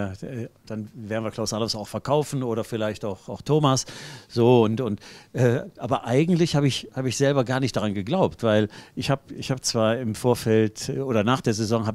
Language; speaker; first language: German; native; German